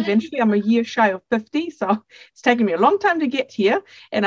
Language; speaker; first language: English; non-native, fluent; German